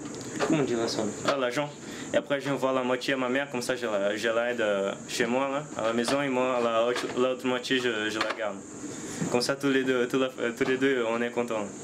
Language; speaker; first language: French; non-native, fluent; Portuguese